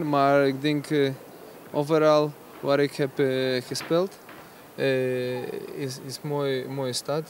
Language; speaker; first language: Dutch; non-native, learner; Ukrainian